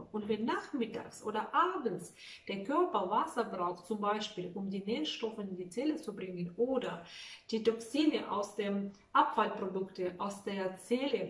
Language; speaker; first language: German; non-native, fluent; Russian